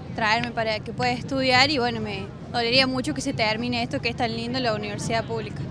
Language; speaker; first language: Spanish; native; Spanish